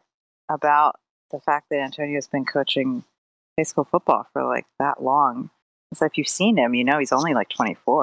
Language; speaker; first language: English; native; English